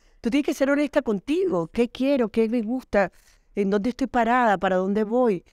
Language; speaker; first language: Spanish; native; Spanish